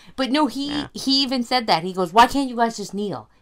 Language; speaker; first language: English; native; English